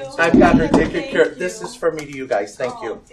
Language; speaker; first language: English; native; English